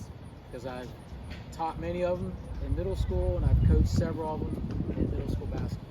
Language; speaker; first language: English; native; English